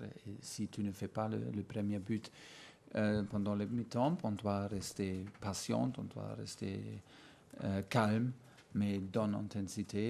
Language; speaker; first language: French; non-native, fluent; German